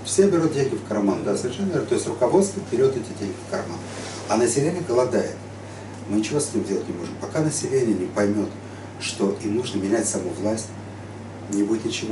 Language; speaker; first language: Russian; native; Russian